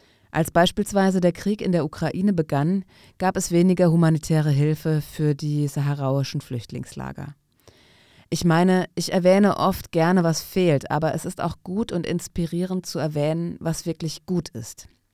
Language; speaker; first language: German; non-native, fluent; Arabic